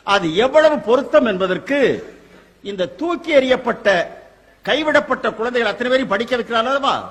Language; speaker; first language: Tamil; native; Tamil